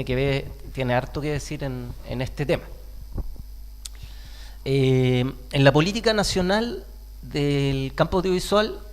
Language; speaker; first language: Spanish; native; Spanish